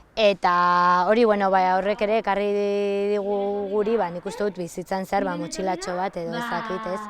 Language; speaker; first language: Basque; native; Basque